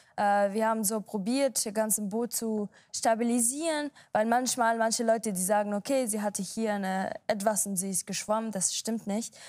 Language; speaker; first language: German; non-native, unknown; Arabic